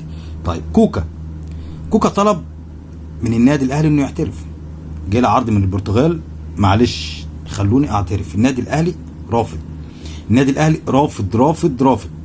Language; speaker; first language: Arabic; native; Arabic